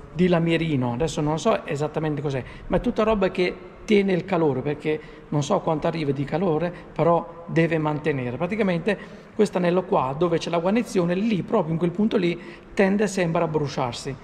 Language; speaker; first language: Italian; native; Italian